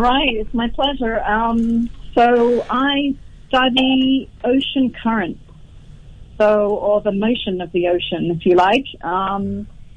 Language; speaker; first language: English; native; English